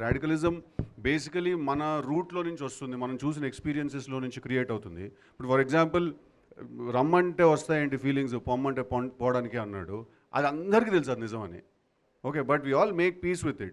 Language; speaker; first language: Telugu; native; Telugu